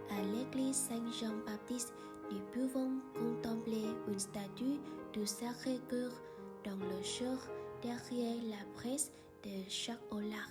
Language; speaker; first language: French; non-native, learner; Vietnamese